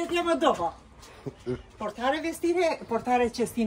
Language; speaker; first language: Italian; non-native, learner; Albanian